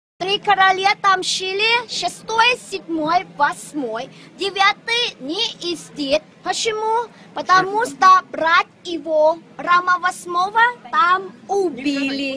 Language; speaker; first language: Russian; non-native, learner; Thai